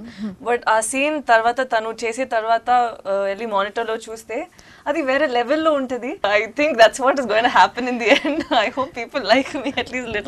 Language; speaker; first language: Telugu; non-native, learner; Tamil